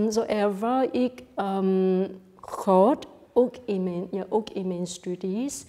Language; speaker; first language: Dutch; non-native, fluent; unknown